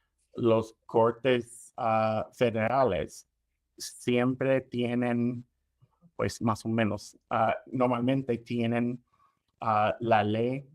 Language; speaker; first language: Spanish; non-native, fluent; English